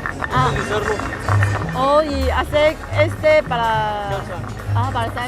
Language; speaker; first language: Spanish; non-native, learner; Chinese